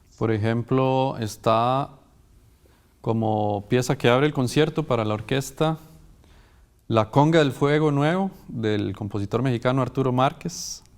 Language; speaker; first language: Spanish; native; Spanish